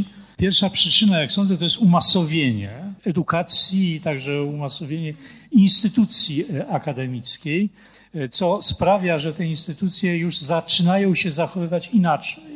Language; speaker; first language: Polish; native; Polish